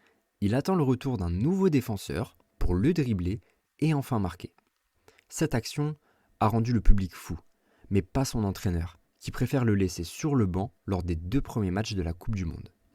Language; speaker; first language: French; native; French